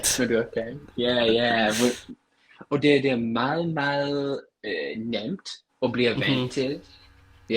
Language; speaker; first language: Danish; non-native, fluent; English